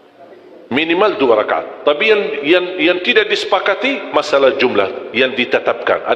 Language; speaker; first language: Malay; non-native, fluent; Arabic